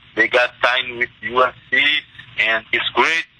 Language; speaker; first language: English; non-native, fluent; Portuguese